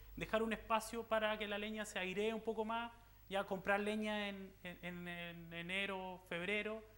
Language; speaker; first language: Spanish; native; Spanish